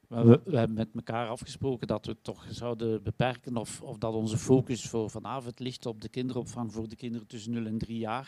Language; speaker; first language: Dutch; native; Dutch